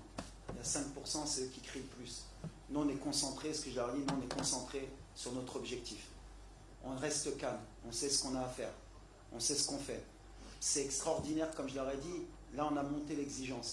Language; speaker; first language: French; native; French